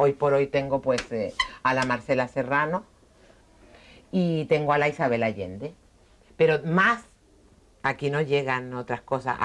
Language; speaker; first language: Spanish; native; Spanish